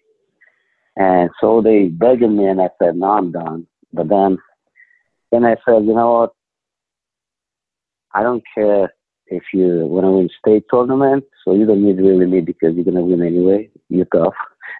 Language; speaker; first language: English; non-native, fluent; Ukrainian